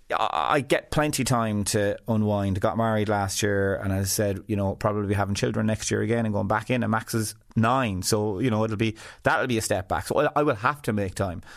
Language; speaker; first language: English; native; English